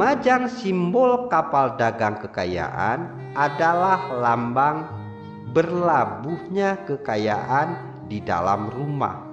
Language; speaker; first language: Indonesian; native; Indonesian